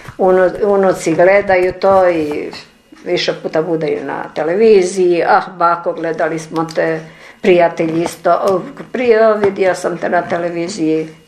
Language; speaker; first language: Serbian; non-native, local second language; Ukrainian